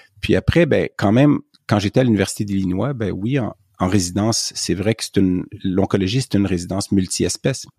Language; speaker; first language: French; native; French